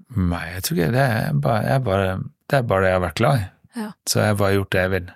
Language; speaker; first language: Norwegian; native; Norwegian